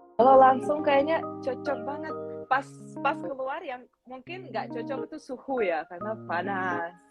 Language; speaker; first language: Indonesian; non-native, fluent; Russian